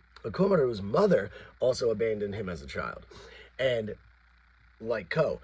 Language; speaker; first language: English; native; English